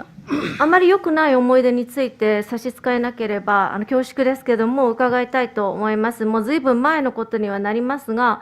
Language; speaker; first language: Japanese; native; Japanese